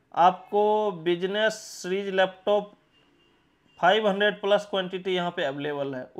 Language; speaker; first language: Hindi; non-native, local second language; Marathi